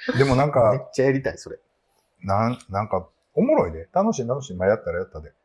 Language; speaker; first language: Japanese; native; Japanese